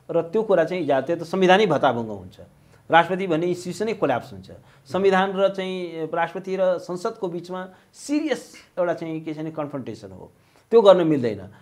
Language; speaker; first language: Nepali; native; Nepali